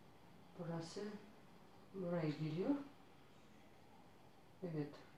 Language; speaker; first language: Turkish; non-native, learner; Russian